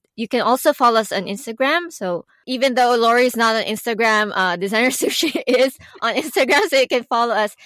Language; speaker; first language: English; non-native, local second language; Filipino